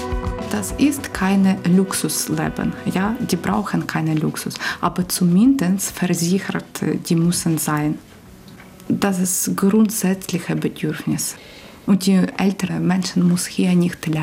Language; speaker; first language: German; non-native, learner; Ukrainian